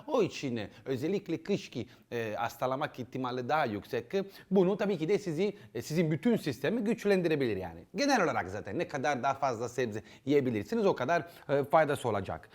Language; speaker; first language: Turkish; non-native, learner; Italian